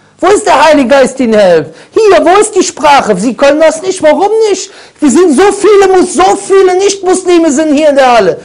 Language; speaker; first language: German; native; German